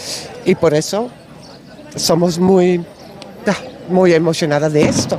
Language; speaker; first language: Spanish; non-native, learner; Dutch